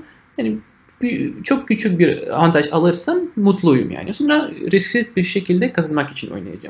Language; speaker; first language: Turkish; non-native, fluent; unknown